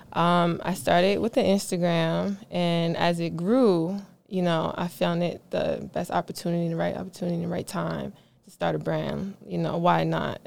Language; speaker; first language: English; native; English